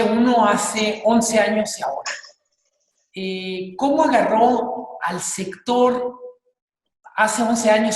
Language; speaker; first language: Spanish; native; Spanish